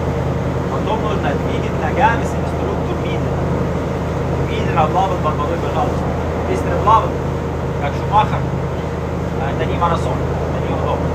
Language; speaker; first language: Russian; non-native, learner; Arabic